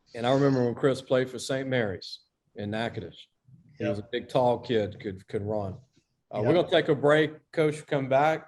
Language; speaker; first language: English; native; English